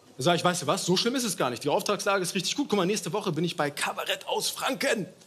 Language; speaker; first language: German; early bilingual, other home language; Turkish